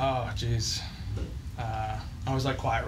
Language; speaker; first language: English; native; English